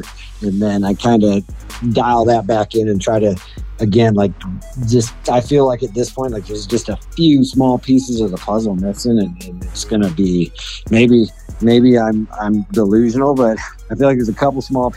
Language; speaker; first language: English; native; English